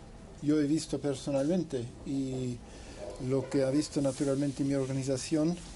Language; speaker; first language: Spanish; non-native, fluent; English